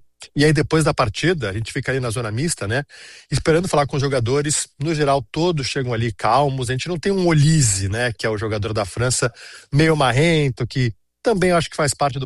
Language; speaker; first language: Portuguese; native; Portuguese